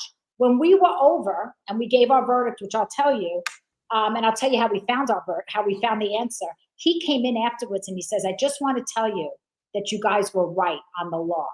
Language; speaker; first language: English; native; English